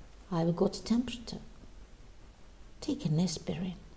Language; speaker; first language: English; non-native, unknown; Russian